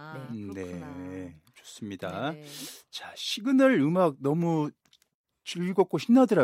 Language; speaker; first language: Korean; native; Korean